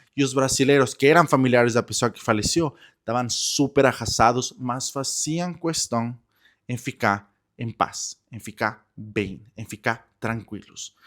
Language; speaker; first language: Portuguese; non-native, fluent; Spanish